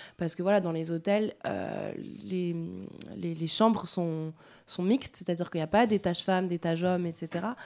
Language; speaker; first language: French; native; French